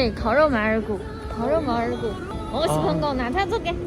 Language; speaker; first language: Korean; non-native, learner; Chinese